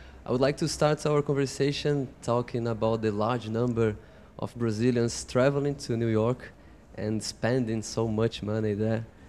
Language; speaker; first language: English; non-native, fluent; Portuguese